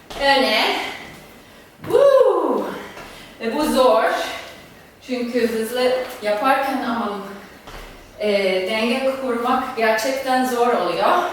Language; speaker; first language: Turkish; non-native, fluent; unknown